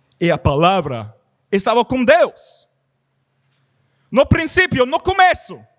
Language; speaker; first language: Portuguese; non-native, learner; English